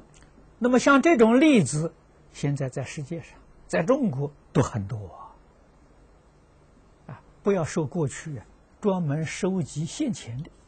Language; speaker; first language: Chinese; native; Chinese